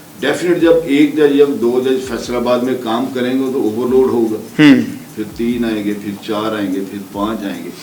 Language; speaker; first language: Urdu; non-native, local second language; Punjabi